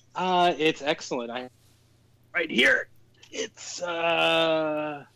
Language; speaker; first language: English; native; English